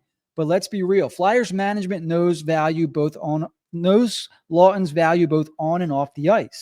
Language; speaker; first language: English; native; English